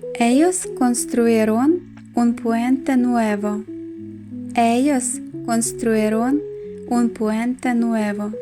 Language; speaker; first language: Spanish; non-native, fluent; Ukrainian